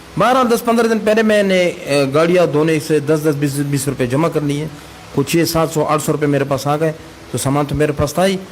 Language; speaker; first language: Urdu; non-native, local second language; Pashto